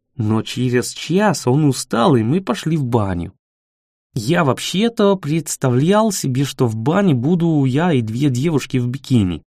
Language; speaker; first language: Russian; non-native, fluent; English